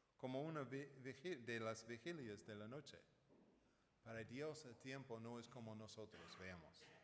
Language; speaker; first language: Spanish; non-native, fluent; English